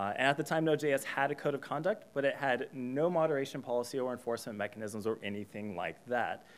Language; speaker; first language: English; native; English